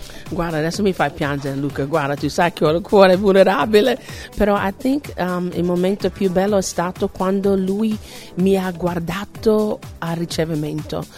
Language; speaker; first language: Italian; non-native, fluent; English